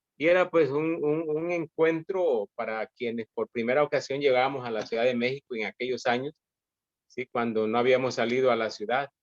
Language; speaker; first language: Spanish; native; Spanish